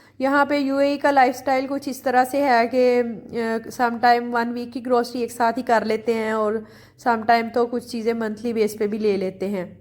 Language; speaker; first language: Urdu; native; Urdu